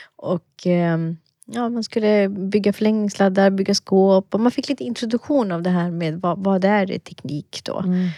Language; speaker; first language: Swedish; early bilingual, other home language; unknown